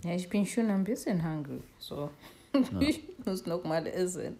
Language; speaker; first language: German; non-native, learner; North Ndebele